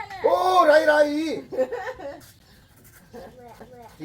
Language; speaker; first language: Korean; native; Korean